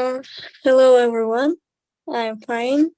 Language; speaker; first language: English; non-native, learner; Kazakh